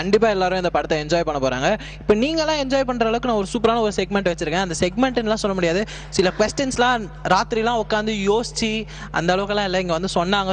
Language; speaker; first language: Tamil; native; Tamil